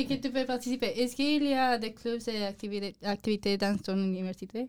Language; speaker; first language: French; non-native, learner; English